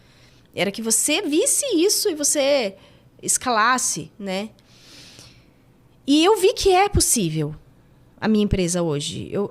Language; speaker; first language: Portuguese; native; Portuguese